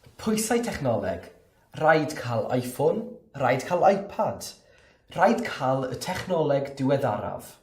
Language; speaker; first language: Welsh; non-native, learner; English